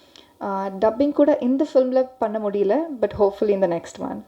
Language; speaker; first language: Tamil; non-native, learner; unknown